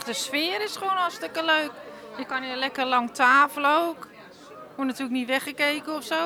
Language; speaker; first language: Dutch; native; Dutch